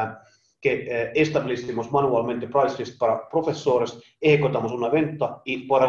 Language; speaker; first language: Spanish; non-native, learner; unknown